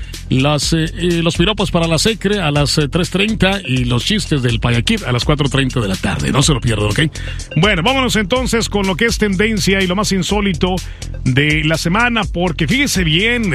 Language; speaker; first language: Spanish; native; Spanish